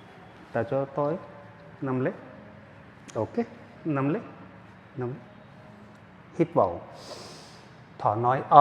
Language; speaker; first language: Vietnamese; non-native, learner; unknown